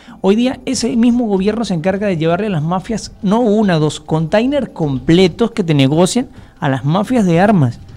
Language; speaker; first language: Spanish; native; Spanish